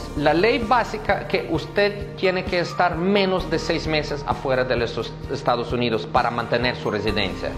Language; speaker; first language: Spanish; non-native, fluent; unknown